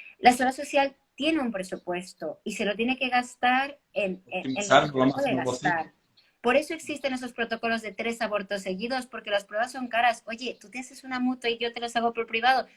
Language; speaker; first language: Spanish; early bilingual, heritage; Spanish